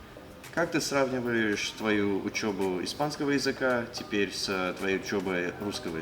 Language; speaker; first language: Russian; early bilingual, heritage; Russian